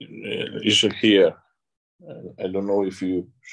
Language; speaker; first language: English; non-native, learner; Italian